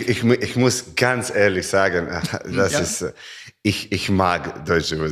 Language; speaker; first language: German; non-native, learner; Serbian